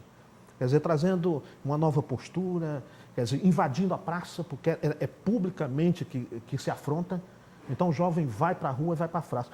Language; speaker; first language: Portuguese; native; Portuguese